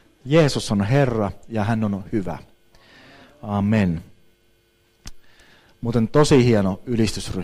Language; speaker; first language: Finnish; native; Finnish